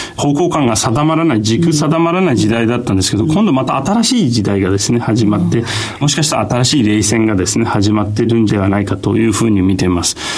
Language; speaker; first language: Japanese; non-native, fluent; Turkish